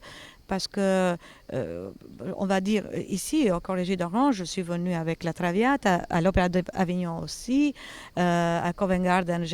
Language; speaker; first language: French; non-native, fluent; Albanian